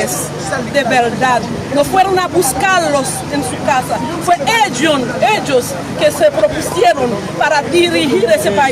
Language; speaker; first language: Spanish; non-native, local second language; Haitian Creole